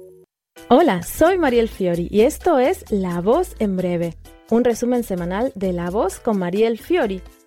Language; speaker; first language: Spanish; native; Spanish